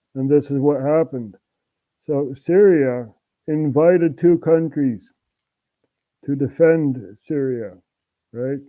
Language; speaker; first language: English; non-native, fluent; Dutch